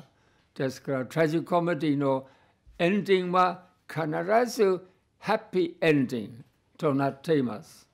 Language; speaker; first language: Japanese; non-native, fluent; English